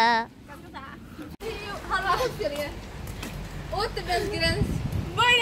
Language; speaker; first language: Swedish; early bilingual, other home language; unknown